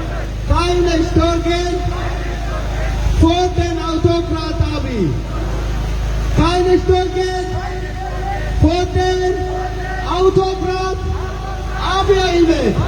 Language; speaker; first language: German; non-native, learner; Oromo